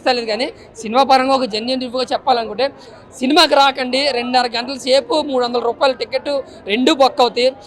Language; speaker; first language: Telugu; native; Telugu